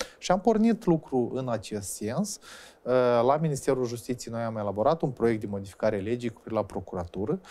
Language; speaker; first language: Romanian; native; Romanian